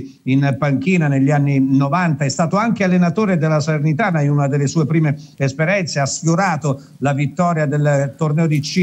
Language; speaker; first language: Italian; native; Italian